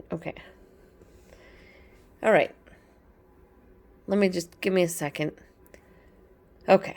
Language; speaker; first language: English; native; English